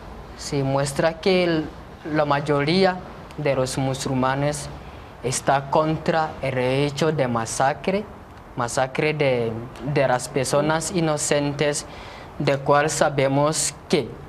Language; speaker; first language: Spanish; non-native, fluent; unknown